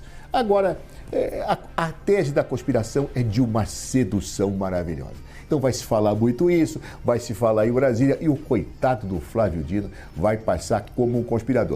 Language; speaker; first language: Portuguese; native; Portuguese